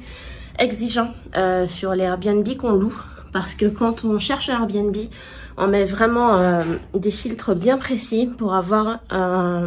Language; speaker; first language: French; native; French